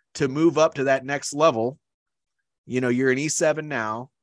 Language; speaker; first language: English; native; English